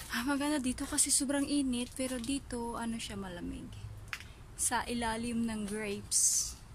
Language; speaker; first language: Filipino; native; Filipino